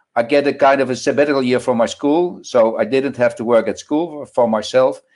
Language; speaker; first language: English; non-native, learner; Dutch